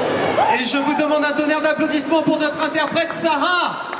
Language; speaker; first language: French; native; French